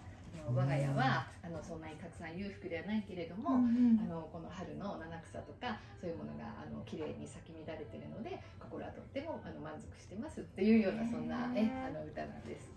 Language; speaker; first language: Japanese; native; Japanese